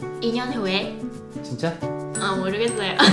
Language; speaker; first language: Korean; non-native, learner; Vietnamese